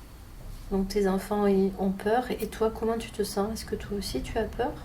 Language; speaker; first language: French; native; French